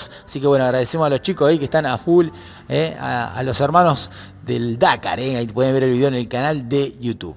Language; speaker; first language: Spanish; native; Spanish